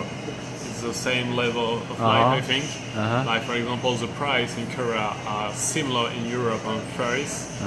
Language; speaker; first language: English; non-native, learner; French